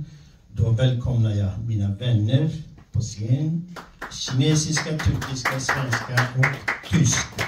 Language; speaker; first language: Swedish; non-native, fluent; Kurdish